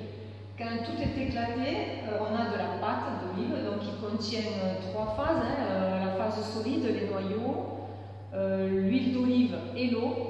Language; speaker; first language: French; native; French